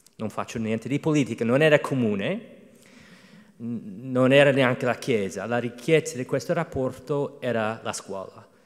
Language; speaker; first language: Italian; non-native, fluent; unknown